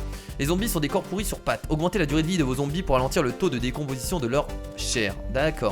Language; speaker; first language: French; native; French